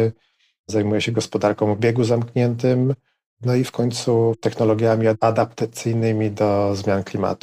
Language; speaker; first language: Polish; native; Polish